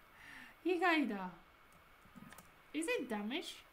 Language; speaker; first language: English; non-native, fluent; Japanese